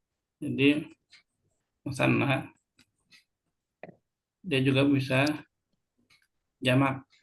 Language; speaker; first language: Indonesian; native; Indonesian